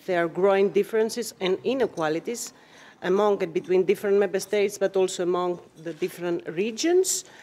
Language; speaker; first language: English; non-native, fluent; Greek